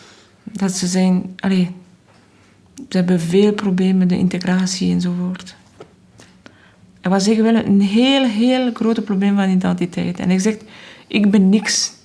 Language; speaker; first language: Dutch; non-native, fluent; French